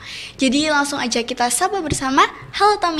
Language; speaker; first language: Indonesian; native; Indonesian